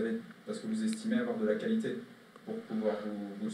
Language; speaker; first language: French; native; French